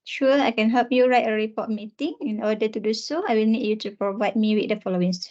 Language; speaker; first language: English; non-native, local second language; Malay